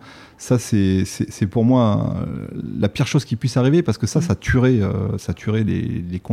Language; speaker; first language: French; native; French